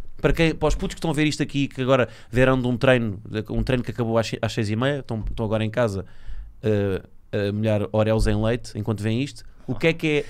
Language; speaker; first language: Portuguese; native; Portuguese